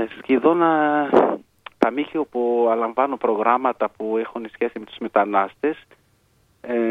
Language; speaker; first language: Greek; non-native, fluent; Arabic